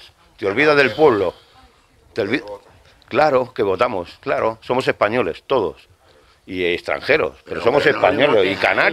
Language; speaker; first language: Spanish; native; Spanish